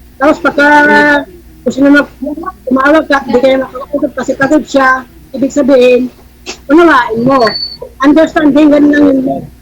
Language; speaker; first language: Filipino; non-native, local second language; Iloko